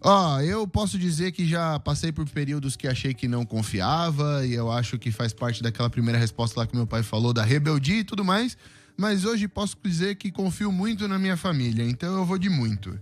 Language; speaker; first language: Portuguese; native; Portuguese